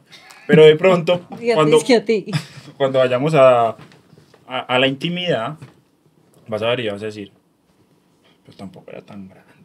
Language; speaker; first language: Spanish; native; Spanish